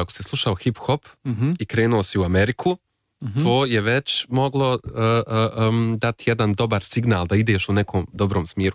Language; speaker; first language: Croatian; native; Croatian